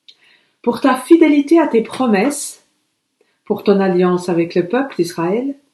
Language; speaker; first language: French; native; French